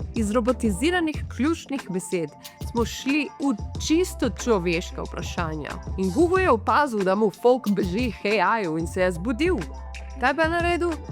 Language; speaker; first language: Slovenian; early bilingual, heritage; Portuguese